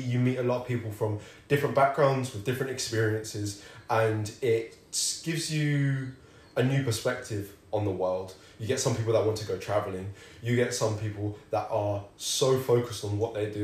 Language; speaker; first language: English; native; English